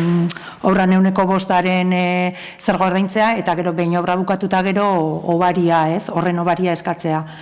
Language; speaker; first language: Basque; native; Basque